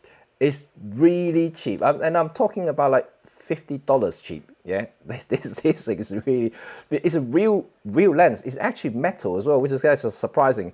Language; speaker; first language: English; non-native, local second language; Cantonese